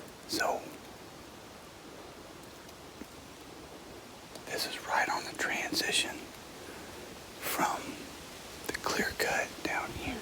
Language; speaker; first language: English; native; English